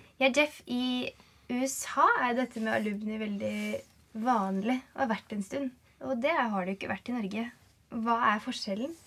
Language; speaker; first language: Norwegian; native; Norwegian